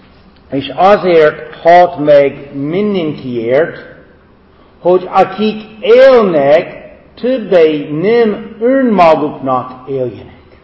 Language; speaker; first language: Hungarian; non-native, fluent; English